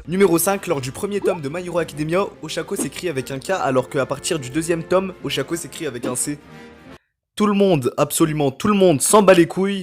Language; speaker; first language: French; native; French